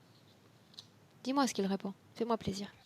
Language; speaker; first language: French; native; French